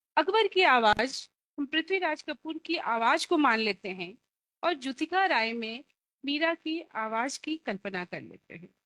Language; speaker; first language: Hindi; native; Hindi